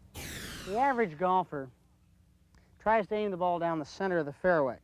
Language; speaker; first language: English; native; English